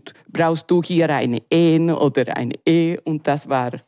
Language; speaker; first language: German; non-native, learner; Spanish